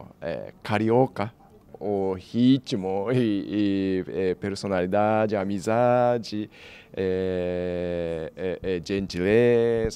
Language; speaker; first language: Portuguese; non-native, learner; Japanese